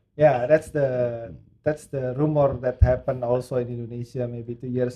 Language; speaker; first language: English; non-native, learner; Indonesian